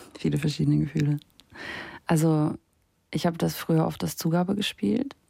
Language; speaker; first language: German; early bilingual, other home language; Russian